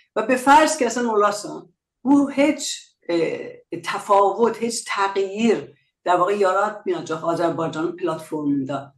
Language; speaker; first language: Azerbaijani; native; Azerbaijani